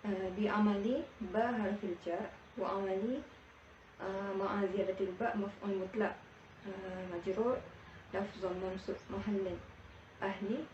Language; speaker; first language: Arabic; non-native, learner; Malay